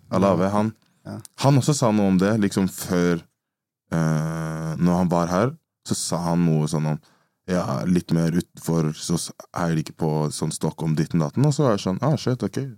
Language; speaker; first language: Norwegian; early bilingual, other home language; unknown